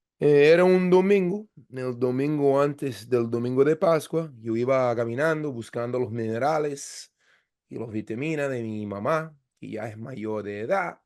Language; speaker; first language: Spanish; non-native, fluent; English